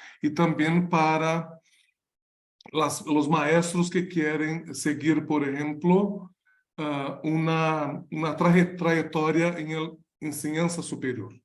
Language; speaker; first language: Spanish; non-native, learner; Portuguese